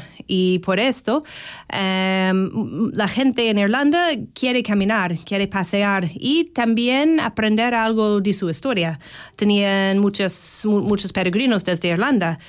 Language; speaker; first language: Spanish; non-native, learner; English